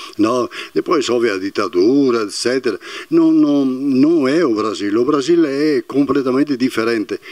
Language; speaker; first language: Portuguese; non-native, fluent; Italian